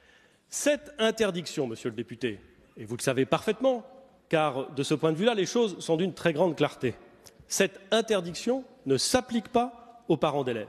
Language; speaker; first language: French; native; French